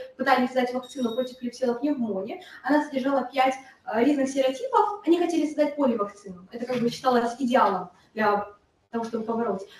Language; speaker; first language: Russian; non-native, local second language; Ukrainian